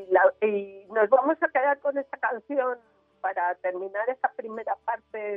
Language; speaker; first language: Spanish; native; Spanish